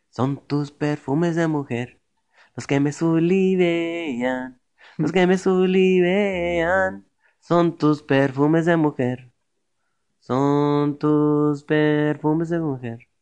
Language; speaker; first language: Spanish; early bilingual, heritage; Spanish